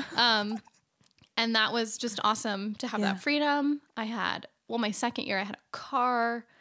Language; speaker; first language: English; native; English